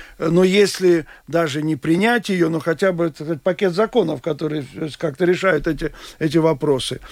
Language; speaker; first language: Russian; non-native, local second language; Latvian